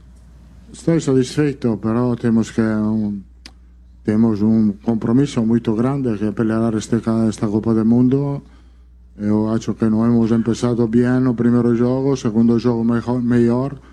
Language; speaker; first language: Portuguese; non-native, learner; Italian